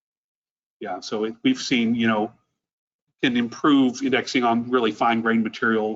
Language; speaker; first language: English; native; English